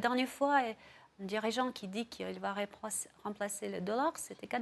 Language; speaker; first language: French; non-native, fluent; Russian